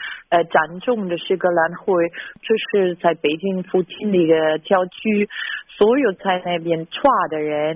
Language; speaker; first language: Chinese; non-native, fluent; German